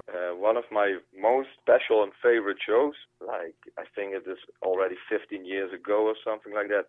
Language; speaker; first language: English; non-native, fluent; Dutch